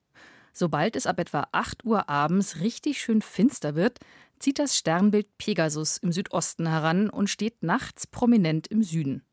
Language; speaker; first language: German; native; German